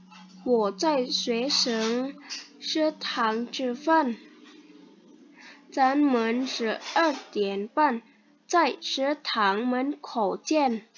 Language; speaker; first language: Chinese; non-native, learner; Indonesian